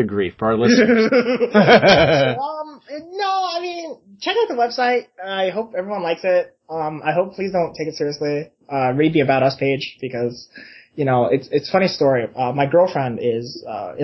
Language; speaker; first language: English; native; English